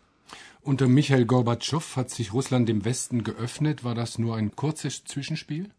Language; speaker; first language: German; native; German